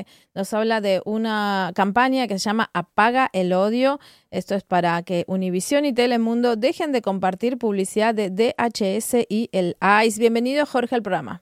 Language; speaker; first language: Spanish; native; Spanish